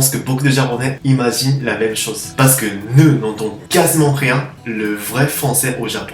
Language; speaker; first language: French; non-native, learner; Japanese